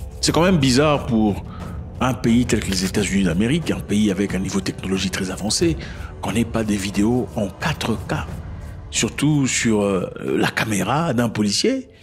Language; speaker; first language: French; non-native, local second language; Lingala